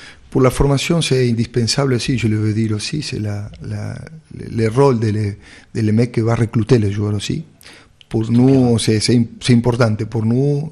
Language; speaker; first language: French; non-native, fluent; Spanish